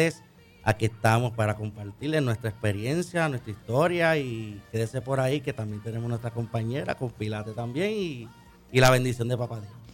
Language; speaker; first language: Spanish; native; Spanish